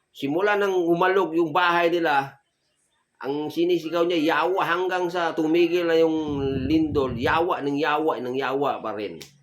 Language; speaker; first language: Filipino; native; Filipino